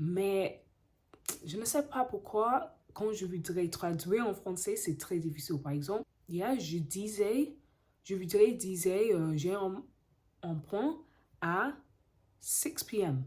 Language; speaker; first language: French; non-native, learner; English